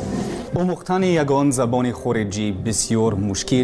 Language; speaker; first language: Persian; non-native, learner; English